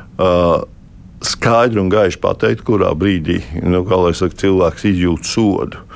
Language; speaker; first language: Latvian; native; Latvian